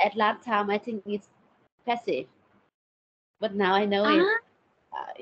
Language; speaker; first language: English; non-native, learner; Thai